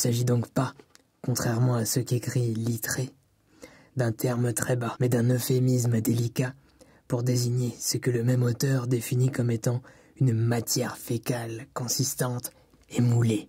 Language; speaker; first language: French; native; French